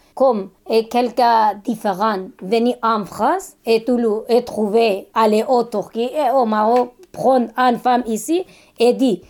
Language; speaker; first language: French; non-native, fluent; Turkish